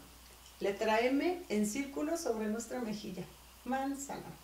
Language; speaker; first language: Spanish; native; Spanish